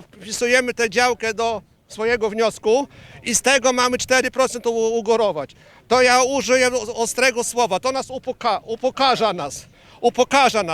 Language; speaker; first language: Polish; native; Polish